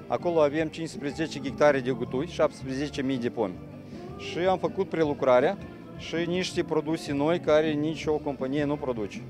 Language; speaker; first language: Romanian; non-native, local second language; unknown